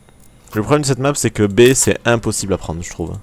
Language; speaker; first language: French; native; French